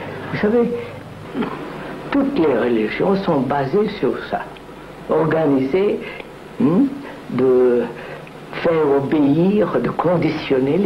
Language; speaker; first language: French; non-native, fluent; Telugu